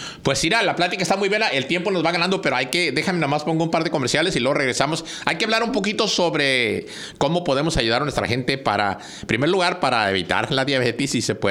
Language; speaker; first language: Spanish; native; Spanish